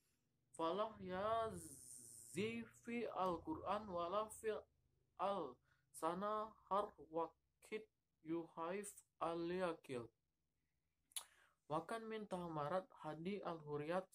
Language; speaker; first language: Arabic; non-native, learner; Indonesian